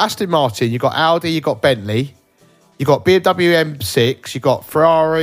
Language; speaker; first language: English; native; English